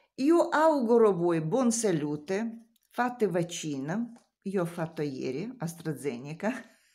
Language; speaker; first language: Italian; non-native, learner; Russian